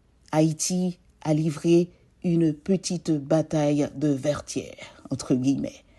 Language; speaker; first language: French; non-native, local second language; Haitian Creole